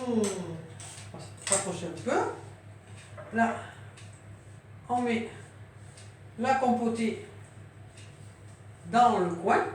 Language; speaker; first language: French; native; French